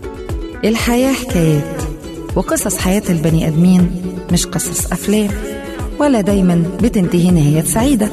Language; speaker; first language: Arabic; native; Arabic